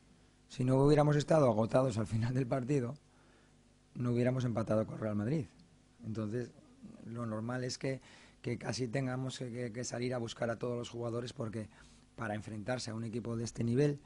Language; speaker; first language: Spanish; native; Spanish